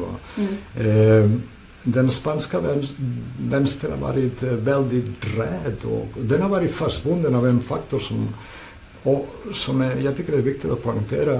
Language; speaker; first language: Swedish; non-native, fluent; Catalan